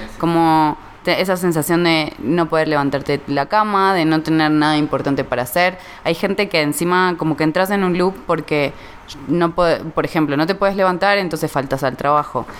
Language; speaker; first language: Spanish; native; Spanish